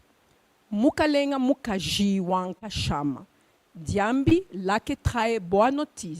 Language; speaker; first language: Portuguese; non-native, learner; Luba-Lulua